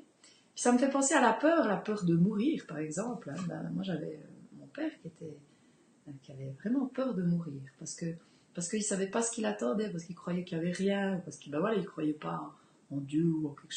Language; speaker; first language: French; native; French